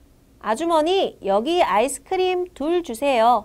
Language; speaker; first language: Korean; non-native, learner; Vietnamese